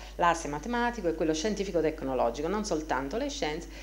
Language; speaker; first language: Italian; native; Italian